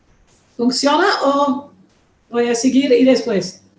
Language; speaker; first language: Spanish; non-native, fluent; German